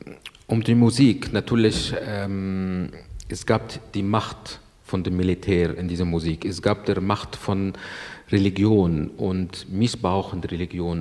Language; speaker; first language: German; non-native, learner; Arabic